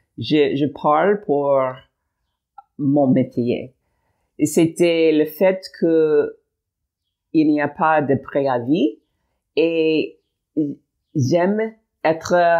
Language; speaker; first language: French; non-native, learner; English